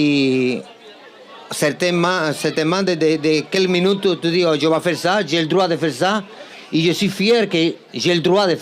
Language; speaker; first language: French; non-native, fluent; Spanish